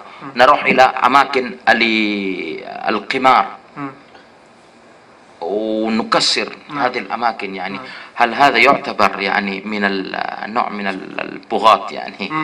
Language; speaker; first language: Arabic; non-native, fluent; Indonesian